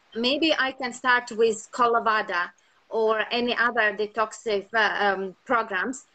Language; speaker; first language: English; non-native, fluent; Latvian